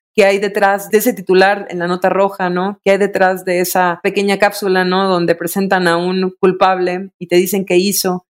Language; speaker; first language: Spanish; native; Spanish